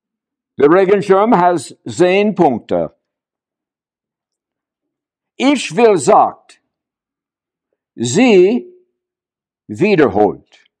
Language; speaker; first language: German; non-native, learner; English